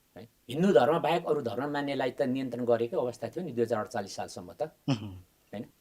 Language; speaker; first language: Nepali; non-native, local second language; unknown